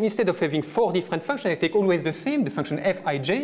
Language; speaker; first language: English; non-native, fluent; French